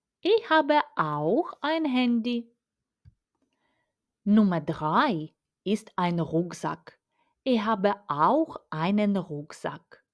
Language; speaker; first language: German; non-native, fluent; Ukrainian